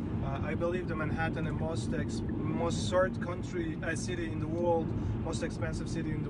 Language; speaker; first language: English; non-native, fluent; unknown